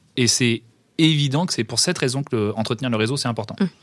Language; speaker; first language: French; native; French